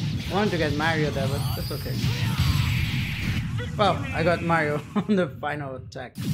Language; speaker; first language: English; non-native, fluent; Portuguese